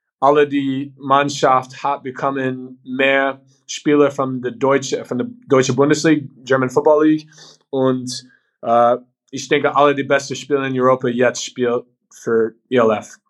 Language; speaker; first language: German; non-native, learner; English